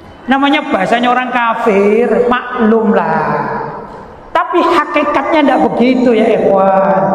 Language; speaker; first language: Indonesian; native; Indonesian